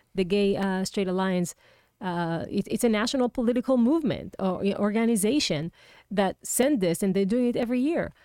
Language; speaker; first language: English; non-native, fluent; Hebrew